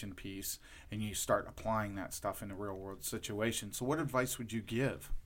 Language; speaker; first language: English; native; English